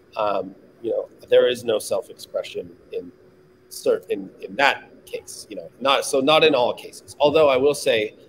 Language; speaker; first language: English; native; English